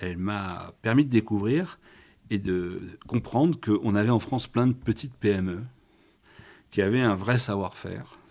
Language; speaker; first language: French; native; French